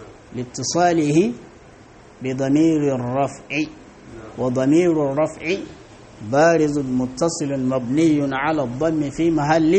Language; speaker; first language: Arabic; non-native, fluent; Hausa